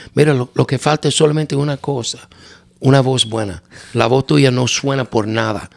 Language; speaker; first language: Spanish; non-native, learner; English